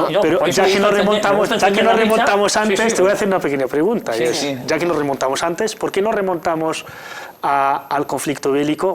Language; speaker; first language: Spanish; native; Spanish